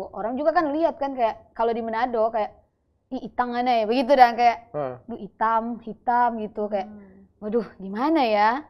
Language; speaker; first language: Indonesian; native; Indonesian